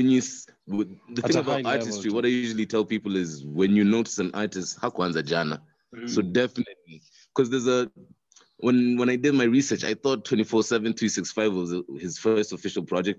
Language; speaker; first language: English; non-native, local second language; Swahili